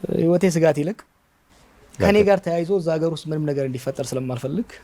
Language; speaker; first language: Amharic; non-native, local second language; Oromo